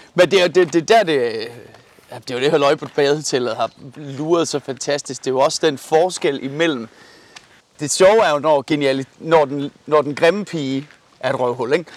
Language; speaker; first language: Danish; early bilingual, other home language; Persian